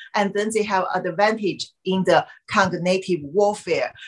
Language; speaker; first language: English; non-native, fluent; Chinese